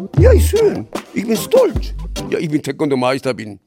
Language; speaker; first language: German; non-native, learner; Korean